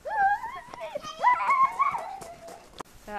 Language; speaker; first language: Russian; non-native, local second language; Ukrainian